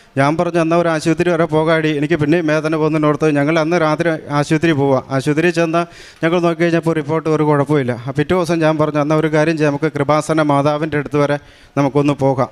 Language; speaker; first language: Malayalam; non-native, local second language; Tamil